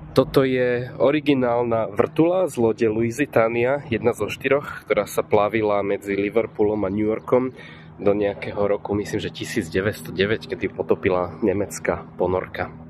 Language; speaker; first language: Slovak; native; Slovak